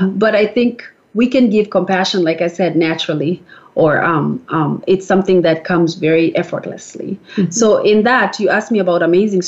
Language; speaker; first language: English; non-native, local second language; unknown